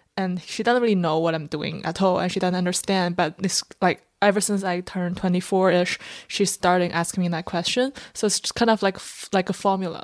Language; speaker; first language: English; non-native, fluent; Chinese